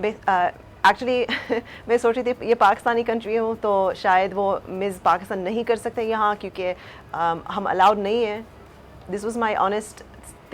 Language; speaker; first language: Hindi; early bilingual, heritage; Hindi